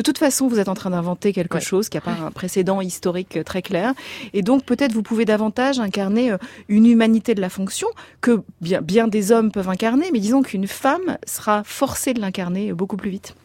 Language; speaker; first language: French; native; French